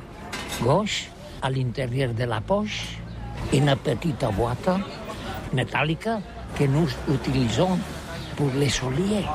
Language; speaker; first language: French; non-native, learner; Catalan